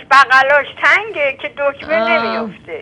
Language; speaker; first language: Persian; native; Persian